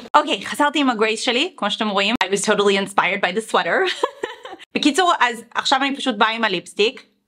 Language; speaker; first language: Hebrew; early bilingual, other home language; English